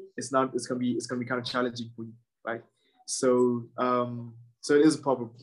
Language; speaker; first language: English; non-native, local second language; Shona